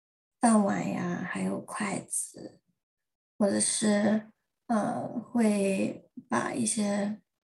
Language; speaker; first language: Chinese; early bilingual, heritage; Chinese